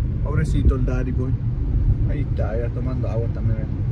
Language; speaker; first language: Spanish; early bilingual, heritage; Spanish